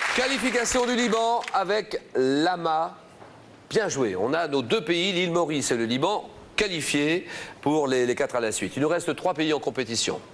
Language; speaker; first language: French; native; French